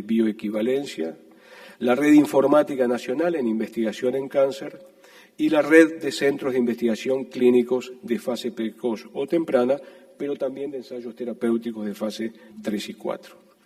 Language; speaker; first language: Spanish; native; Spanish